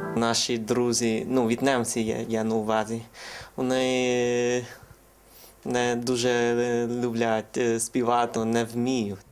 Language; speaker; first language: Ukrainian; non-native, learner; Vietnamese